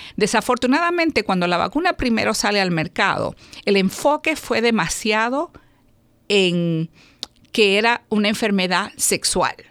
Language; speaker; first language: Spanish; native; Spanish